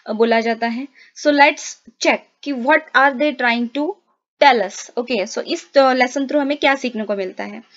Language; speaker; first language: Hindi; non-native, local second language; Marathi